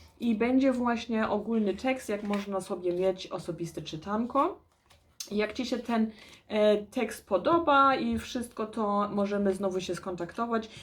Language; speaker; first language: Polish; early bilingual, heritage; Polish